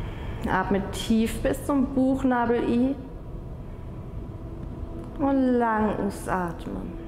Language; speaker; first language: German; non-native, fluent; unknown